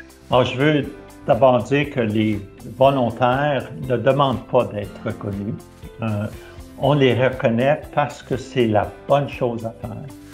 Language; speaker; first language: French; native; French